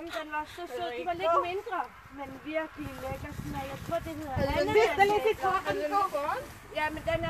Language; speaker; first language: Danish; non-native, fluent; Filipino